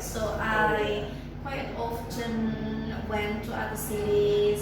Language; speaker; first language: English; non-native, fluent; Indonesian